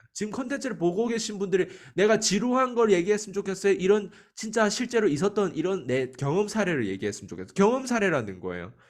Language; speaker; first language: Korean; native; Korean